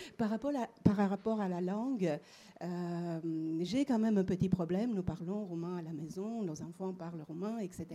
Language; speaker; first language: French; non-native, fluent; Romanian